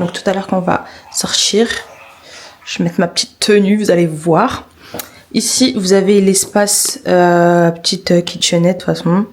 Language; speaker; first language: French; native; French